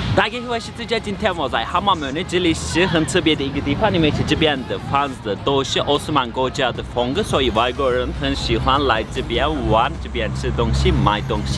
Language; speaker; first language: Chinese; non-native, learner; Turkish